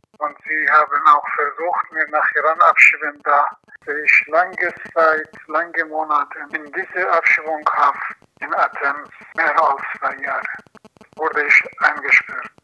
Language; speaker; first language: German; non-native, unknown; Persian